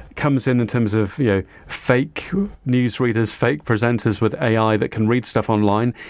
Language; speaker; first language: English; native; English